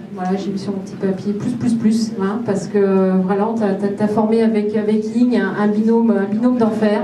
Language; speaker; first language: French; native; French